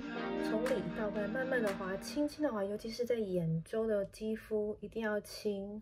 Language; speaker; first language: Chinese; native; Chinese